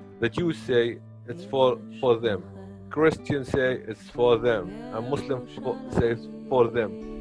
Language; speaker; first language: English; non-native, learner; Arabic